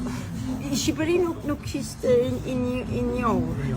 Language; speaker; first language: Albanian; non-native, learner; Italian